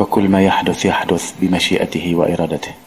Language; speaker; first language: Arabic; native; Arabic